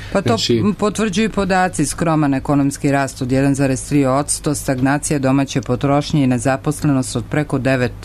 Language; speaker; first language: Serbian; native; Serbian